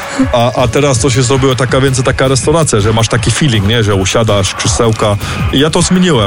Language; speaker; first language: Polish; early bilingual, heritage; Polish